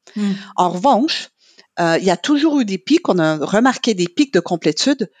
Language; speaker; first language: French; non-native, fluent; English